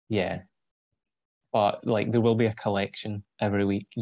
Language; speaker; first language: English; native; English